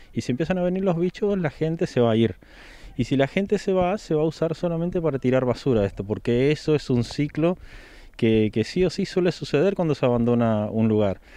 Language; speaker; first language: Spanish; native; Spanish